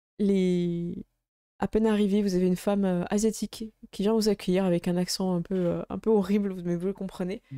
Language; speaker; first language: French; native; French